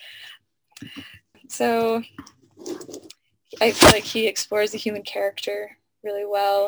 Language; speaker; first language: English; native; English